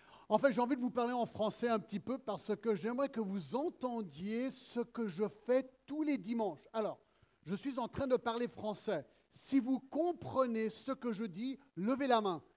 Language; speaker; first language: French; early bilingual, other home language; English